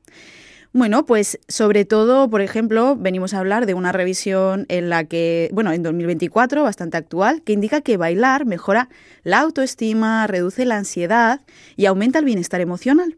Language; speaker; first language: Spanish; native; Spanish